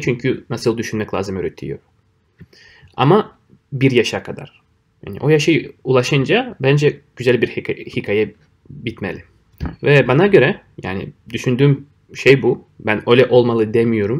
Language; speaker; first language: Turkish; non-native, fluent; Russian